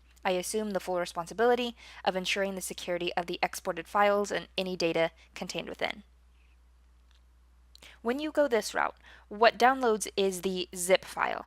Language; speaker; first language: English; native; English